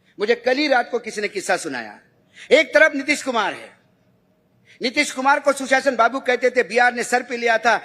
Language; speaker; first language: Hindi; non-native, local second language; Marathi